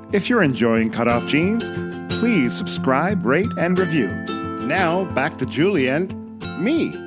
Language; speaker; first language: English; native; English